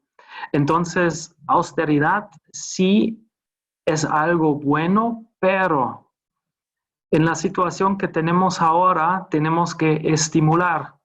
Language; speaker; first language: Spanish; non-native, fluent; German